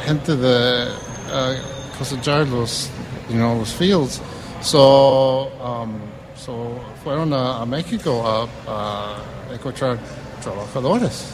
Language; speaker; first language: Spanish; early bilingual, heritage; English